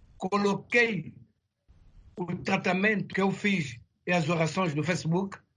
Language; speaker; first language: Portuguese; non-native, fluent; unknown